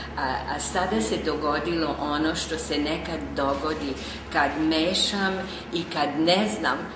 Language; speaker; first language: Serbian; non-native, local second language; German